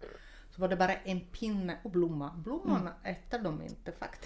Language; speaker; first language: Swedish; non-native, fluent; Russian